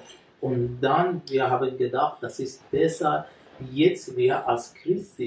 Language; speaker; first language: German; non-native, learner; Persian